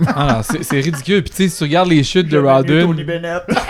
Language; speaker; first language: French; native; French